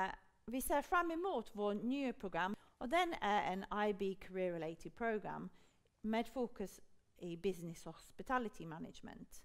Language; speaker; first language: Swedish; non-native, fluent; English